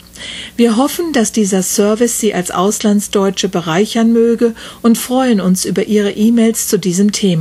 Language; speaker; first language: German; native; German